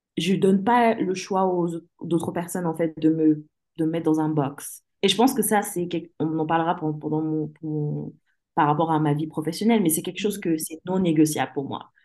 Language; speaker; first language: French; early bilingual, other home language; English